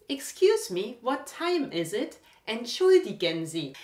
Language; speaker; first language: English; non-native, fluent; German